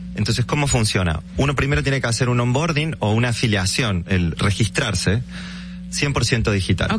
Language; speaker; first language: Spanish; native; Spanish